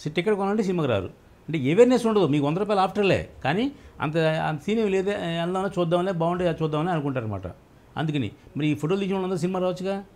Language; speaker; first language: Telugu; native; Telugu